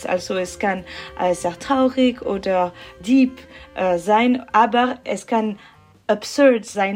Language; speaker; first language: German; non-native, learner; French